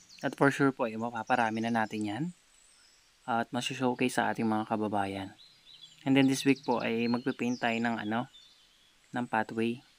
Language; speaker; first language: Filipino; native; Filipino